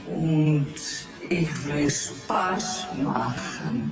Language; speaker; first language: German; non-native, learner; Dutch